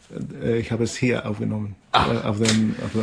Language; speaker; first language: German; non-native, fluent; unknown